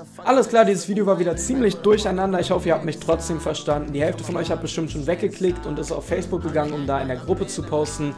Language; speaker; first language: German; native; German